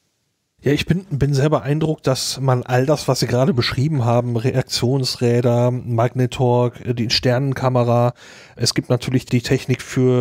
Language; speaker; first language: German; native; German